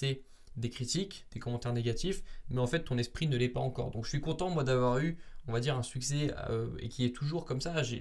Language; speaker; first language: French; native; French